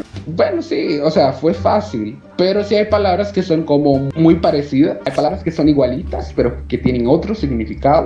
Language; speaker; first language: Spanish; non-native, fluent; Portuguese